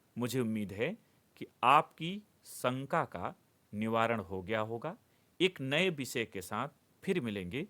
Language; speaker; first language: Hindi; native; Hindi